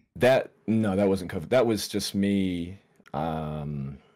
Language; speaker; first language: English; native; English